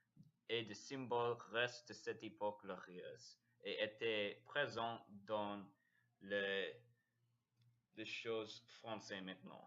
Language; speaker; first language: French; non-native, learner; English